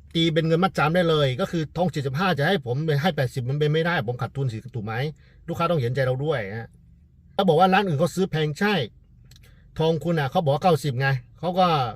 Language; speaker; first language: Thai; non-native, fluent; Chinese